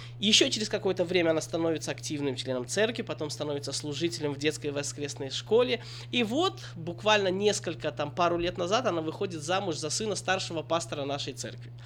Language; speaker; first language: Russian; native; Russian